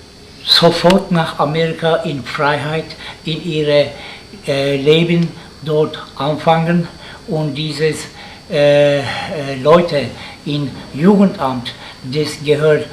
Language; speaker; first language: German; non-native, learner; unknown